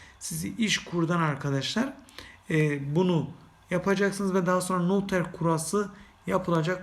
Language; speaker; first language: Turkish; native; Turkish